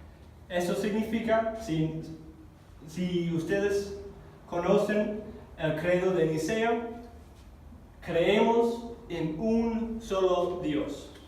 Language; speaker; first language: Spanish; non-native, fluent; English